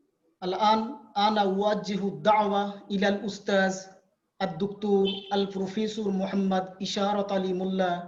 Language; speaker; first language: Arabic; non-native, fluent; Bangla